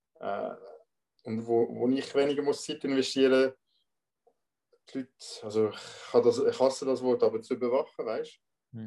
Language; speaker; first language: German; non-native, local second language; French